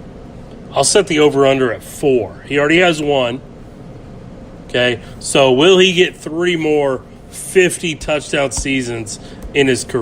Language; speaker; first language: English; native; English